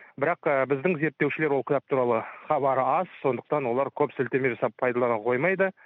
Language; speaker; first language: Kazakh; native; Kazakh